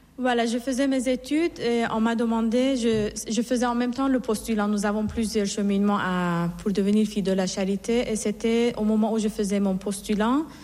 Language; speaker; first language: French; non-native, fluent; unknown